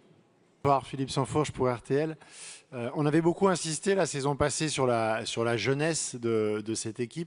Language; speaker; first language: French; native; French